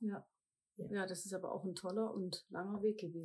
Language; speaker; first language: German; native; German